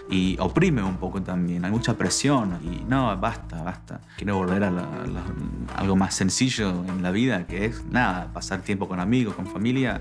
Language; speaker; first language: Spanish; non-native, fluent; English